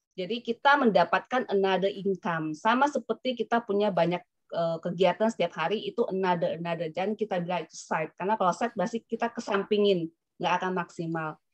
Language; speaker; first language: Indonesian; native; Indonesian